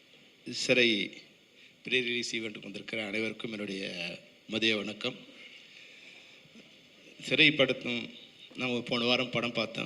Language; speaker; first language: Tamil; native; Tamil